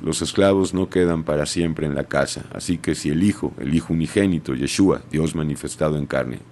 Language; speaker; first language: Spanish; native; Spanish